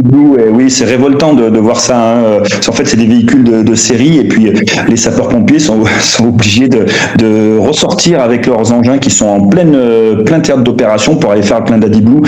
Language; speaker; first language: French; native; French